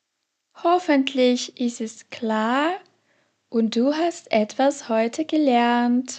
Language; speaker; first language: German; non-native, fluent; Slovak